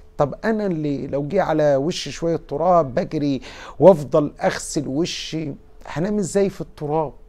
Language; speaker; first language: Arabic; native; Arabic